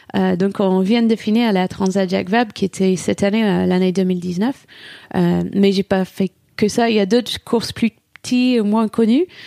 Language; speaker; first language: French; non-native, fluent; English